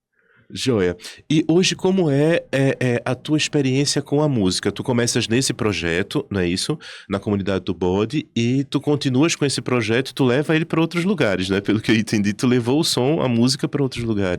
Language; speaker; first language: Portuguese; native; Portuguese